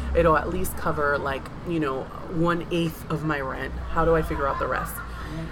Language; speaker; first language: English; native; English